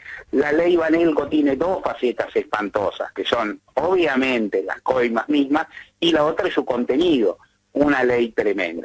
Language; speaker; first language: Spanish; native; Spanish